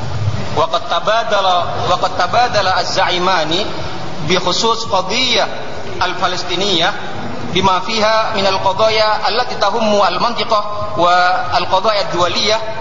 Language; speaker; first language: Arabic; non-native, fluent; Indonesian